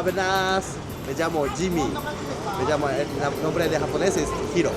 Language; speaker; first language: Spanish; non-native, learner; Japanese